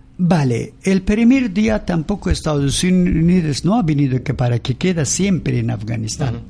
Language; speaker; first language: Spanish; non-native, learner; Persian